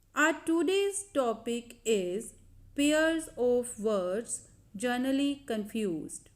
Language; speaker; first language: English; non-native, local second language; Punjabi